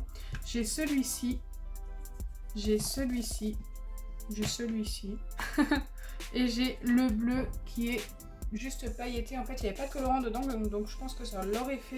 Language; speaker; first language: French; native; French